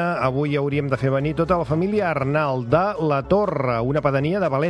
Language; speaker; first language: Catalan; native; Catalan